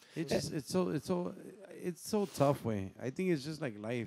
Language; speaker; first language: English; early bilingual, other home language; Spanish